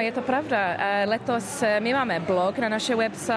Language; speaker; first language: Czech; early bilingual, heritage; English